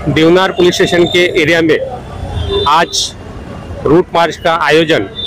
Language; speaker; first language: Hindi; non-native, local second language; Marathi